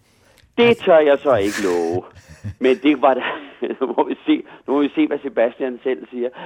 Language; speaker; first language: Danish; native; Danish